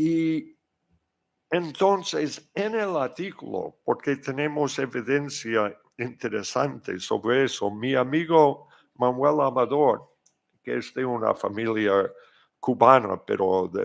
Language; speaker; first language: Spanish; non-native, fluent; English